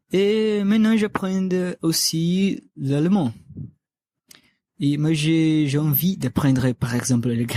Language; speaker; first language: French; non-native, learner; Portuguese